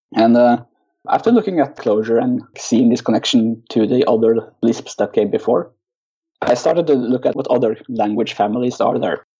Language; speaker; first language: English; non-native, fluent; Norwegian